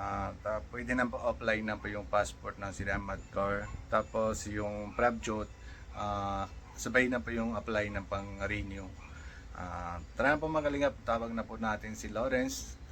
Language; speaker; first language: Filipino; non-native, learner; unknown